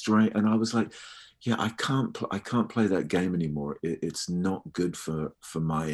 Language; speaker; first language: English; native; English